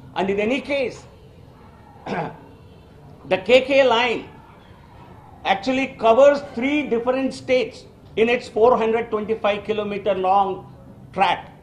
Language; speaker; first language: English; non-native, local second language; Telugu